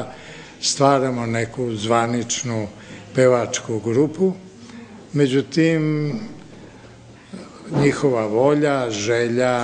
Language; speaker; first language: Serbian; native; Serbian